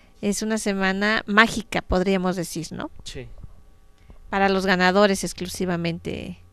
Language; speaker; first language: Spanish; native; Spanish